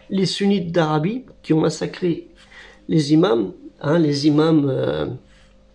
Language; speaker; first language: French; native; French